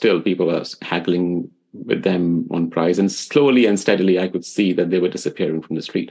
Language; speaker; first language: English; non-native, local second language; Hindi